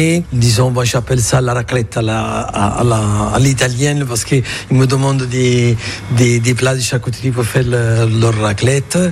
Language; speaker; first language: French; non-native, fluent; Italian